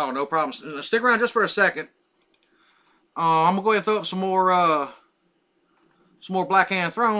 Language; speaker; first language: English; native; English